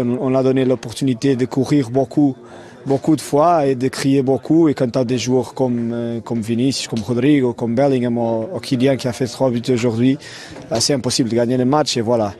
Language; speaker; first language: French; non-native, fluent; Portuguese